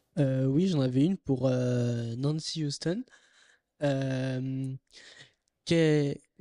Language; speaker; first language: French; native; French